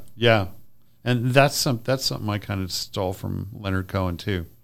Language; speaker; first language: English; native; English